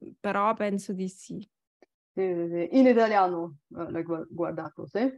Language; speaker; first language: Italian; non-native, learner; Bulgarian